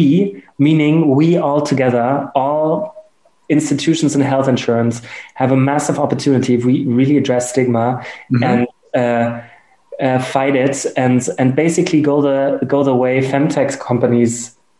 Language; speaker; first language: English; non-native, fluent; German